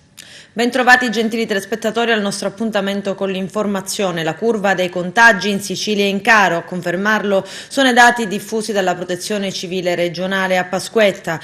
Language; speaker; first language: Italian; native; Italian